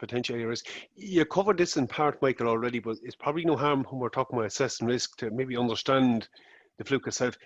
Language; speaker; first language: English; native; English